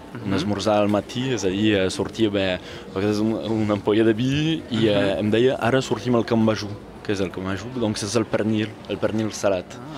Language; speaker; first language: Catalan; non-native, local second language; French